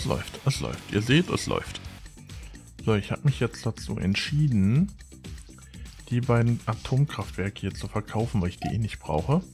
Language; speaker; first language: German; native; German